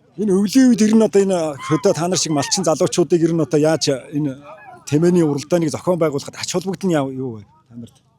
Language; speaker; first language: Mongolian; native; Mongolian